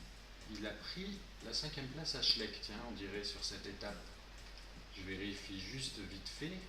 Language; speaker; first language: French; native; French